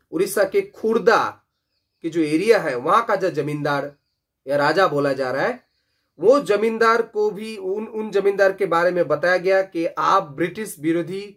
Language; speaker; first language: Hindi; non-native, local second language; Bangla